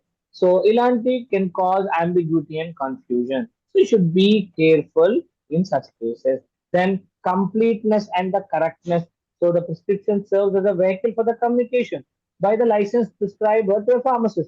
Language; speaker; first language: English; non-native, local second language; Telugu